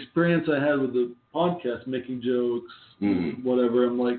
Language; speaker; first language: English; native; English